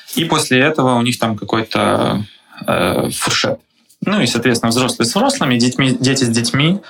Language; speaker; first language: Russian; native; Russian